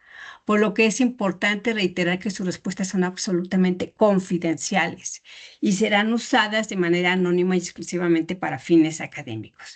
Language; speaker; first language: Spanish; native; Spanish